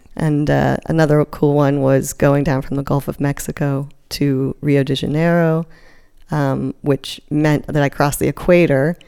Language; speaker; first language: English; native; English